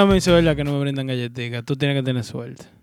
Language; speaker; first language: Spanish; native; Spanish